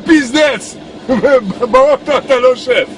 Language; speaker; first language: Hebrew; non-native, learner; Russian